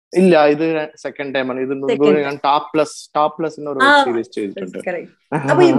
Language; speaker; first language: Malayalam; non-native, learner; Tamil